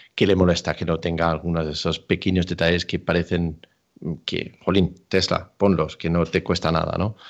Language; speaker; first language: Spanish; non-native, fluent; Danish